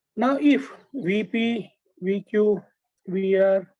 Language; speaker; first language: English; non-native, local second language; Gujarati